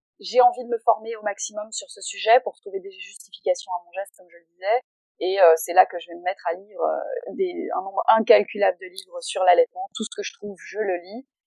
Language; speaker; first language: French; native; French